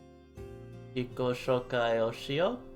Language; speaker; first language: Japanese; non-native, learner; English